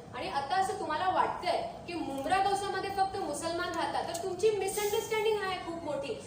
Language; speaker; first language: Marathi; non-native, local second language; Urdu